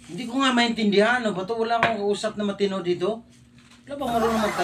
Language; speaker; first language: Filipino; non-native, local second language; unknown